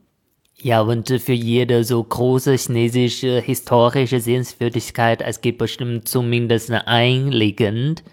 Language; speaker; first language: German; non-native, fluent; Chinese